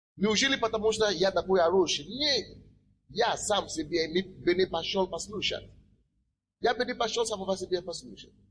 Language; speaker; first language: Russian; non-native, fluent; Yoruba